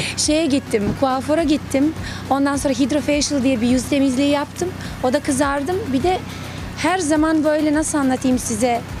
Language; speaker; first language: Turkish; non-native, fluent; Serbian